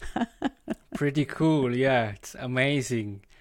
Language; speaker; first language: English; non-native, fluent; Swiss German